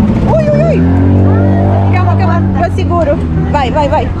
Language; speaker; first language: Portuguese; early bilingual, heritage; Portuguese